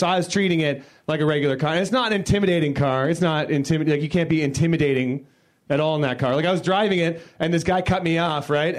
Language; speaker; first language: English; native; English